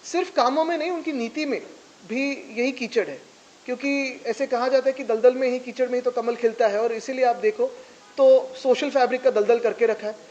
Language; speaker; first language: Hindi; non-native, local second language; Marathi